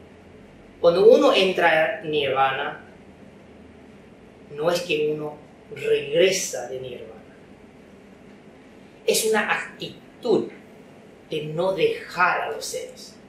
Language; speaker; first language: Spanish; non-native, fluent; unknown